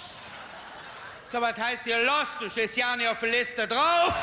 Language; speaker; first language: German; native; German